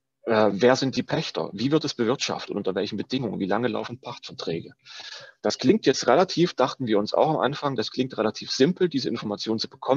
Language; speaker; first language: German; native; German